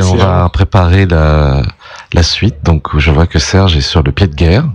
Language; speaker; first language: French; native; French